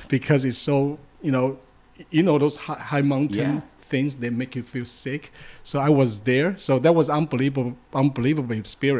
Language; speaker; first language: English; non-native, fluent; Chinese